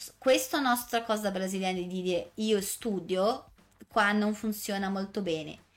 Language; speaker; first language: Italian; non-native, fluent; Portuguese